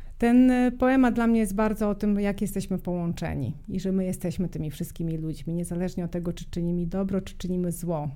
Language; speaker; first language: Polish; non-native, fluent; Serbian